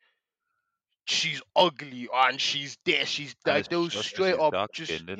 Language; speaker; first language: English; native; English